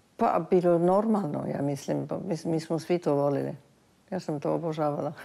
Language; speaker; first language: Serbian; early bilingual, heritage; Serbian